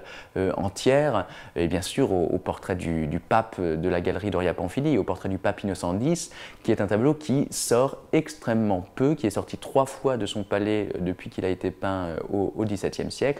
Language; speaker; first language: French; native; French